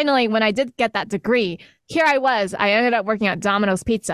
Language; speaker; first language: English; native; English